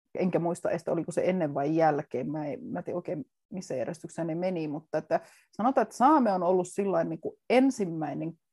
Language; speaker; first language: Finnish; native; Finnish